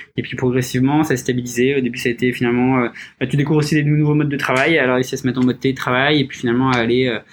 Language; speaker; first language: French; native; French